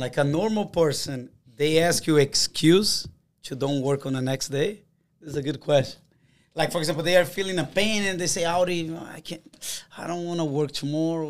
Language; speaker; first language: English; non-native, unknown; Portuguese